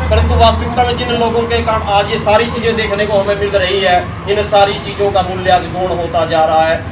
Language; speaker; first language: Hindi; native; Hindi